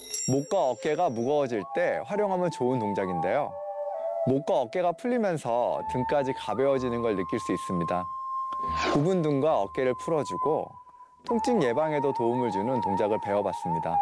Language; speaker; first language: Korean; native; Korean